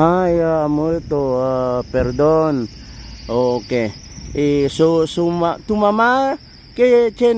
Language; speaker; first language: Spanish; non-native, learner; Filipino